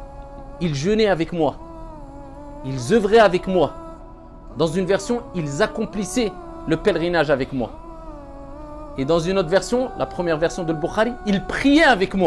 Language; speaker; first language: French; native; French